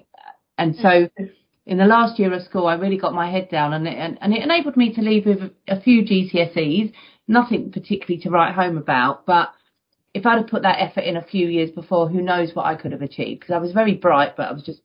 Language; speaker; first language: English; native; English